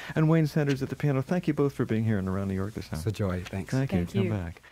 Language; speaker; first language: English; native; English